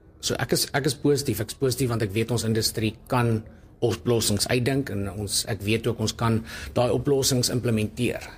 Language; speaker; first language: Afrikaans; native; Afrikaans